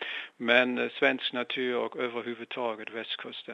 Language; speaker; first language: Swedish; non-native, fluent; German